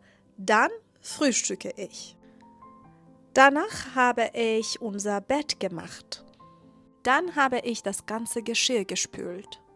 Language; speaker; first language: German; non-native, fluent; Persian